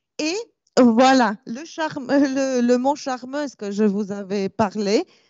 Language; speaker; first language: French; non-native, fluent; Romanian